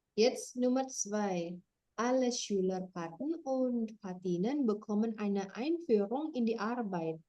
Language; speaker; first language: German; non-native, fluent; Indonesian